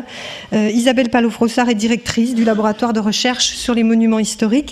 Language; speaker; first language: French; native; French